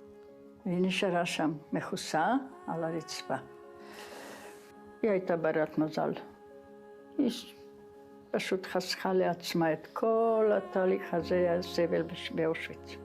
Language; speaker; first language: Hebrew; non-native, fluent; Czech